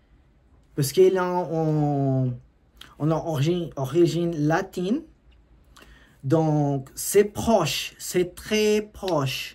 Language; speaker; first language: French; non-native, learner; Portuguese